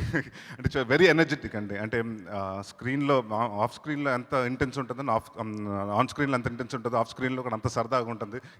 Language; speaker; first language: Telugu; native; Telugu